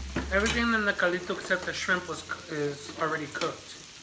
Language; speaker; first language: English; early bilingual, other home language; Spanish